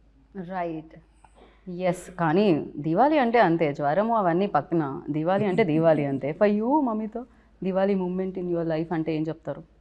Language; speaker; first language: Telugu; native; Telugu